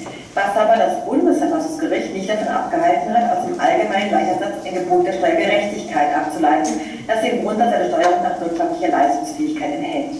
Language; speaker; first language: German; native; German